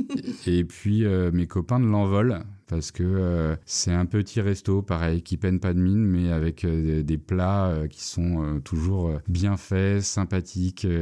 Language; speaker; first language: French; native; French